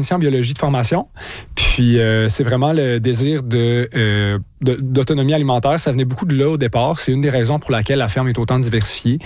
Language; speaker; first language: French; native; French